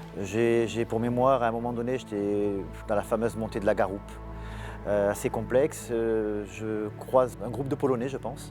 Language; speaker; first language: French; native; French